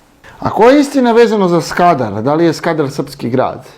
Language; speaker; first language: Serbian; native; Serbian